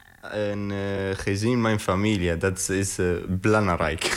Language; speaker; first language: Dutch; non-native, learner; Arabic